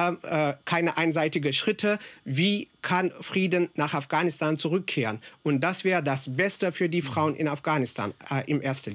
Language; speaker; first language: German; non-native, fluent; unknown